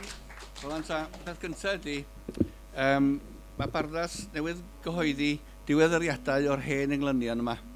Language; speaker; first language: Welsh; native; Welsh